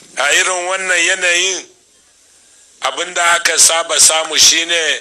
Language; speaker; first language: Hausa; native; Hausa